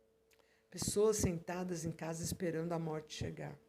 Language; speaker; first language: Portuguese; native; Portuguese